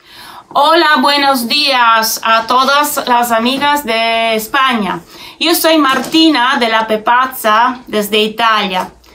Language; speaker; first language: Spanish; non-native, learner; Italian